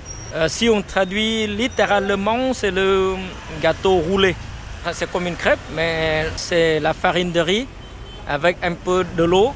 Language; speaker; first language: French; non-native, fluent; Vietnamese